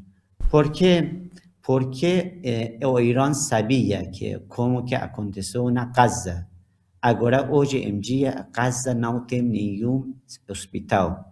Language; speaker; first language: Portuguese; non-native, learner; Persian